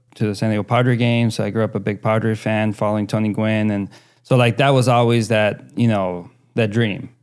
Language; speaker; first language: English; early bilingual, other home language; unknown